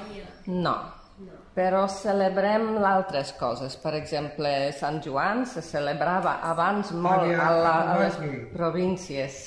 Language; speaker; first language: Catalan; non-native, fluent; Polish